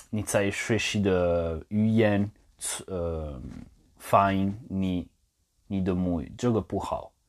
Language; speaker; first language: Chinese; non-native, learner; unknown